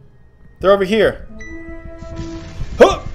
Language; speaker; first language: English; native; English